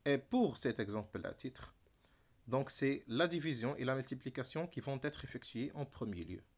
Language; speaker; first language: French; non-native, local second language; Arabic